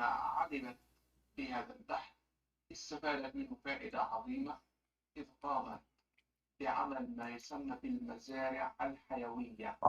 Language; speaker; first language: Arabic; native; Arabic